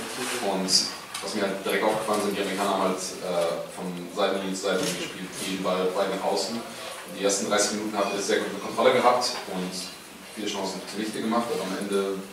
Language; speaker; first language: German; native; German